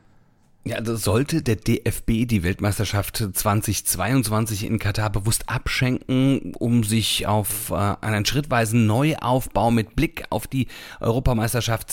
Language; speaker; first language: German; native; German